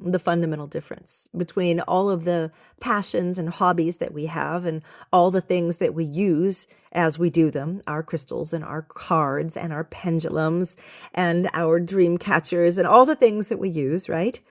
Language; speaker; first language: English; native; English